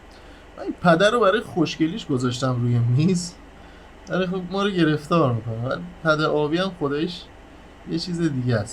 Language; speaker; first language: Persian; native; Persian